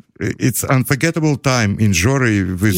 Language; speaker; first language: English; non-native, learner; Ukrainian